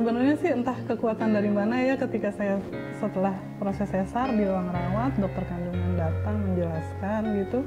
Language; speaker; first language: Indonesian; native; Indonesian